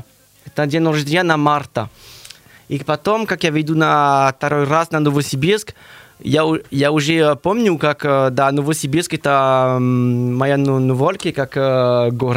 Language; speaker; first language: Russian; non-native, learner; French